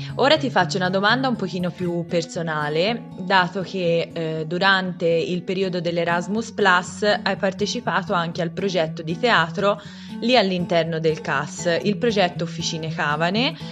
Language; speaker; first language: Italian; native; Italian